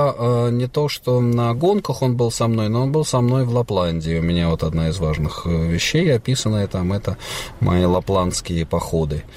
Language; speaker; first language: Russian; native; Russian